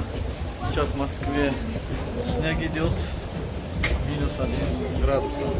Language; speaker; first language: Russian; non-native, learner; Tajik